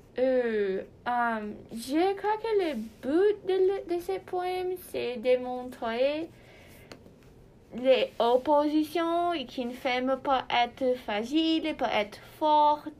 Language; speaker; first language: French; non-native, learner; Portuguese